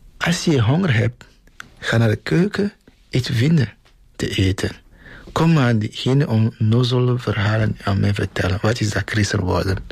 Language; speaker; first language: Dutch; non-native, fluent; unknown